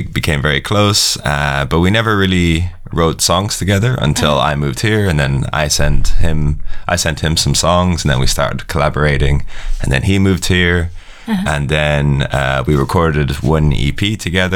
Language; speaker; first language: English; native; English